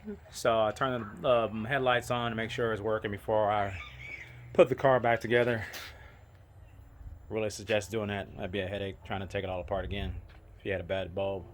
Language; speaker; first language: English; native; English